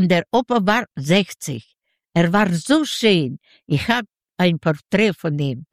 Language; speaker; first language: German; non-native, fluent; Yiddish